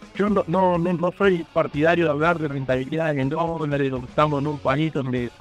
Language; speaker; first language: Spanish; native; Spanish